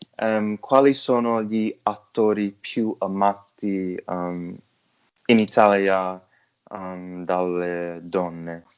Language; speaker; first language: Italian; non-native, learner; English